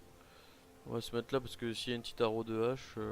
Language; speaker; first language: French; native; French